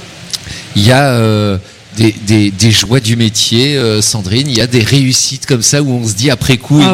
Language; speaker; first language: French; native; French